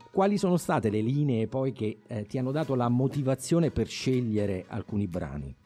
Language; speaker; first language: Italian; native; Italian